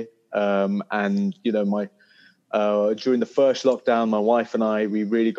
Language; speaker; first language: English; native; English